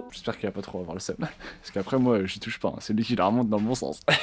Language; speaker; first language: French; native; French